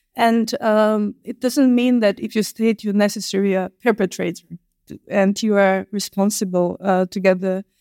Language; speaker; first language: English; non-native, fluent; Bulgarian